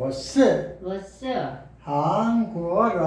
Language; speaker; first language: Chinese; non-native, learner; Korean